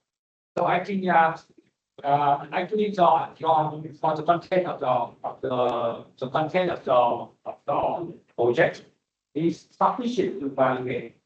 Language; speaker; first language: English; non-native, learner; Vietnamese